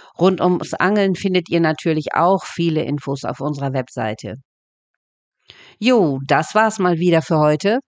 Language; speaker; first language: German; native; German